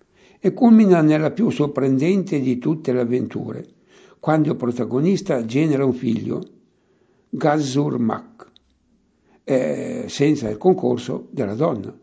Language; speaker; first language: Italian; native; Italian